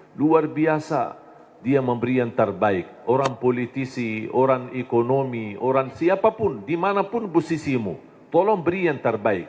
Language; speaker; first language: Indonesian; non-native, fluent; Arabic